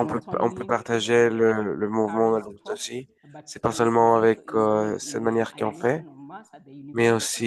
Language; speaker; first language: French; non-native, learner; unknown